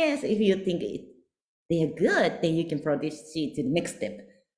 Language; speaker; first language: English; non-native, learner; Japanese